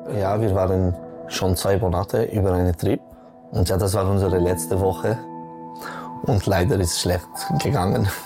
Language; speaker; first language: German; non-native, local second language; French